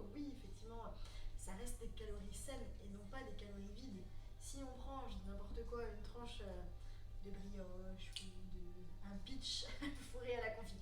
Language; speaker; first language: French; native; French